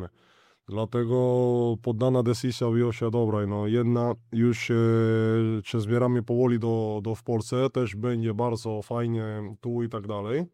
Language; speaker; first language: Polish; non-native, learner; Spanish